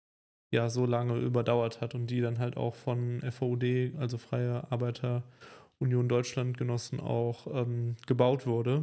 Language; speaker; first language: German; native; German